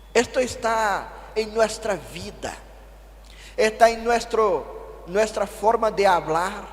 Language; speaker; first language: Spanish; non-native, fluent; Portuguese